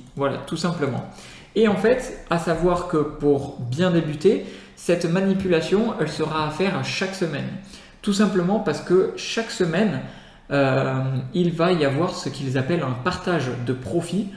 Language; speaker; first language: French; native; French